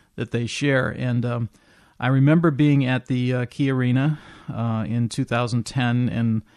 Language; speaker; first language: English; native; English